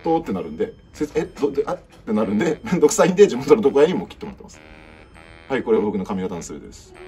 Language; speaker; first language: Japanese; native; Japanese